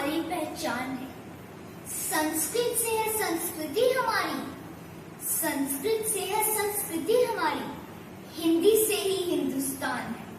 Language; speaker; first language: Hindi; native; Hindi